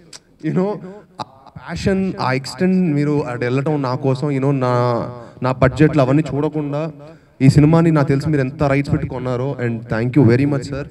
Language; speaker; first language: Telugu; native; Telugu